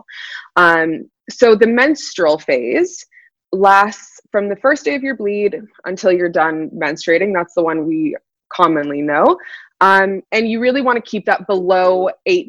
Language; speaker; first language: English; native; English